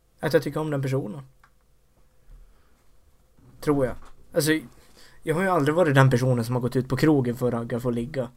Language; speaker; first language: Swedish; native; Swedish